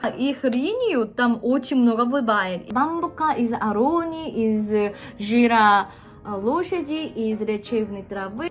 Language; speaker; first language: Russian; non-native, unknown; Korean